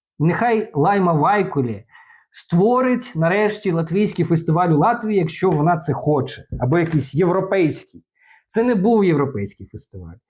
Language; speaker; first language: Ukrainian; non-native, local second language; Russian